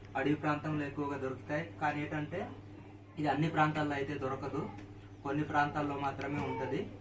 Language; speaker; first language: Telugu; non-native, local second language; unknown